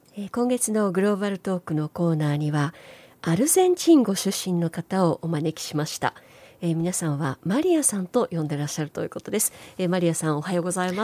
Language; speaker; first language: Japanese; native; Japanese